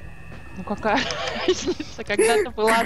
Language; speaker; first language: Russian; native; Russian